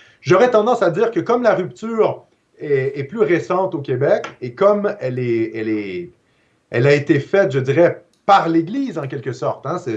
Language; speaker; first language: French; native; French